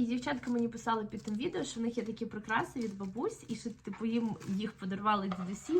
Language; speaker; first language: Ukrainian; native; Ukrainian